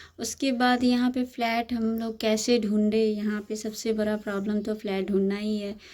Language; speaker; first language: Hindi; native; Hindi